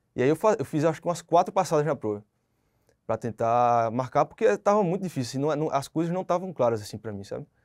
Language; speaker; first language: Portuguese; native; Portuguese